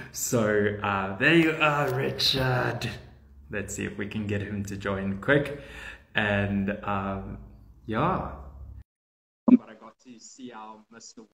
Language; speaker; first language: English; non-native, local second language; Afrikaans